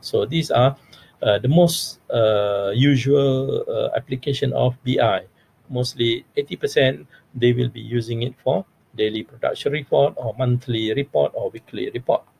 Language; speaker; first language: English; non-native, local second language; Malay